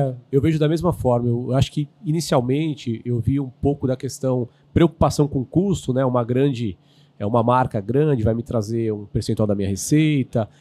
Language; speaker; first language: Portuguese; native; Portuguese